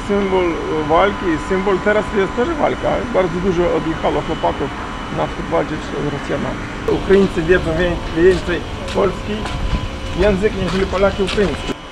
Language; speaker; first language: Polish; non-native, learner; Ukrainian